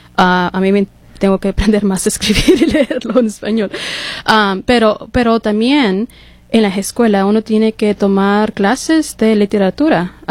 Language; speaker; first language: Spanish; early bilingual, heritage; English